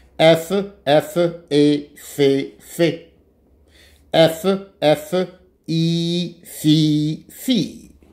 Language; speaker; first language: French; non-native, local second language; Arabic